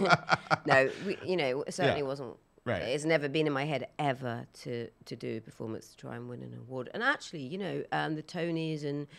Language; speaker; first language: English; native; English